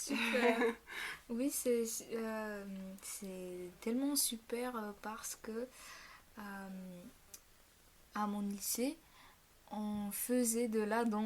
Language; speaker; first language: French; non-native, fluent; Bulgarian